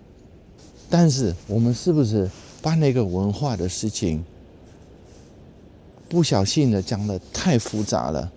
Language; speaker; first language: Chinese; non-native, fluent; Dutch